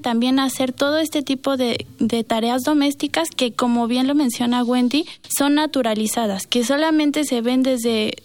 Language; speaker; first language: Spanish; native; Spanish